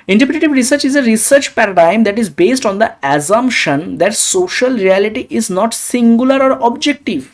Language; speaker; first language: English; non-native, local second language; Bangla